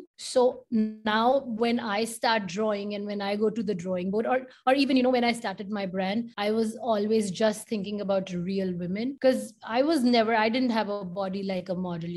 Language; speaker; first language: English; non-native, local second language; Hindi